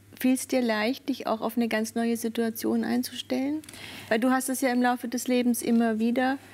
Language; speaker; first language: German; native; German